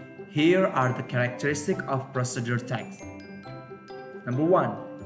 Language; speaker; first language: English; non-native, fluent; Indonesian